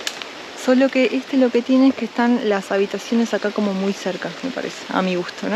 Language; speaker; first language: Spanish; native; Spanish